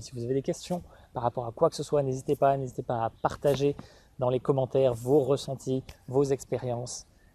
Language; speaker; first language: French; native; French